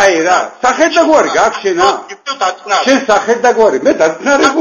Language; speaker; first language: Georgian; native; Georgian